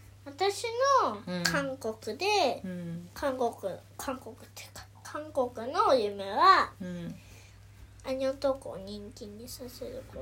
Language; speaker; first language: Japanese; early bilingual, other home language; Korean